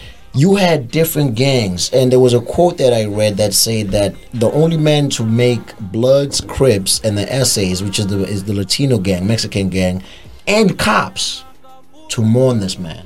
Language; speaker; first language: English; non-native, local second language; Zulu